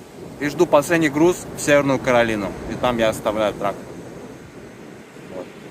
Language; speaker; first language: Russian; native; Russian